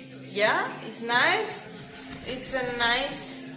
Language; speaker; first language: English; non-native, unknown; Spanish